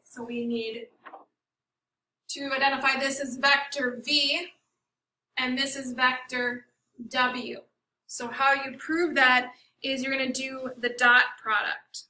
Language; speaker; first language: English; native; English